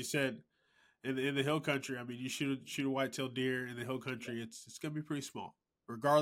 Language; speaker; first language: English; native; English